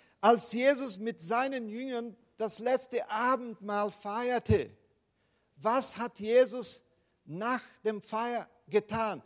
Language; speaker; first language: German; non-native, fluent; Portuguese